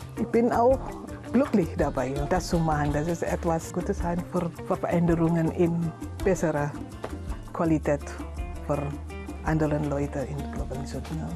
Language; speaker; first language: German; non-native, learner; Indonesian